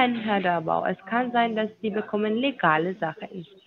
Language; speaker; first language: German; non-native, learner; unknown